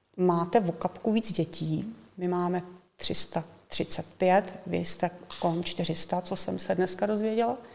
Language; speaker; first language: Czech; native; Czech